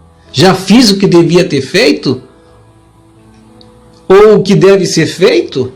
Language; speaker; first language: Portuguese; native; Portuguese